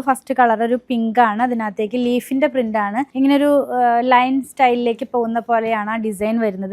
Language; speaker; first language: Malayalam; native; Malayalam